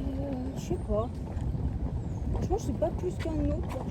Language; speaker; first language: French; native; French